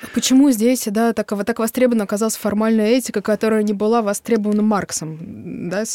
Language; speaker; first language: Russian; native; Russian